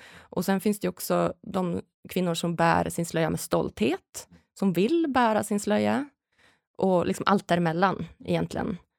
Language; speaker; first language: Swedish; native; Swedish